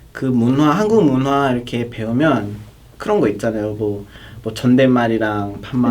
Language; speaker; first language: Korean; non-native, fluent; Kinyarwanda